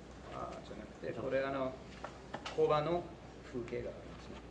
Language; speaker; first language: Japanese; non-native, fluent; English